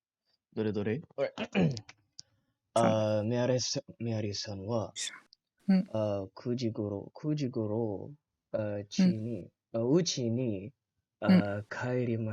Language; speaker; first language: Japanese; non-native, learner; Malay